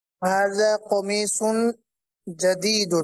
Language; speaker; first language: Arabic; non-native, learner; Bangla